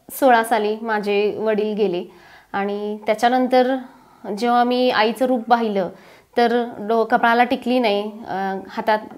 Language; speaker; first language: Marathi; native; Marathi